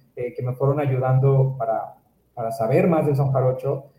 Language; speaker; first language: Spanish; native; Spanish